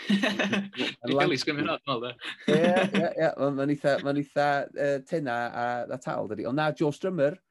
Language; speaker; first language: Welsh; native; Welsh